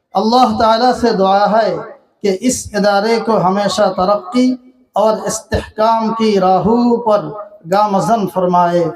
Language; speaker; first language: Urdu; non-native, fluent; Bangla